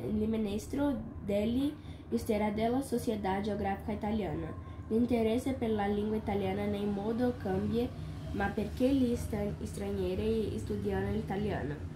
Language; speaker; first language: Italian; non-native, learner; Portuguese